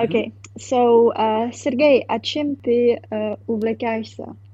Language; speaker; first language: Russian; non-native, learner; Czech